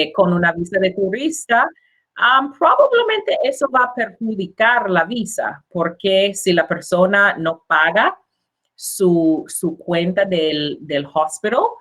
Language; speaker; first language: Spanish; non-native, learner; English